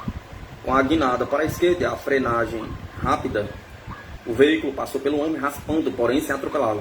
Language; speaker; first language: Portuguese; native; Portuguese